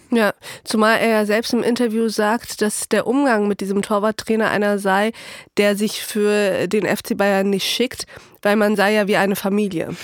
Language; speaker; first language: German; early bilingual, other home language; Turkish